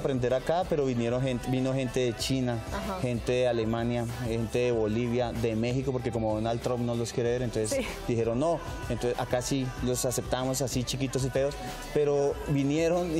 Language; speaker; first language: Spanish; native; Spanish